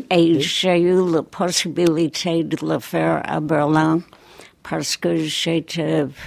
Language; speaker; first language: French; non-native, fluent; English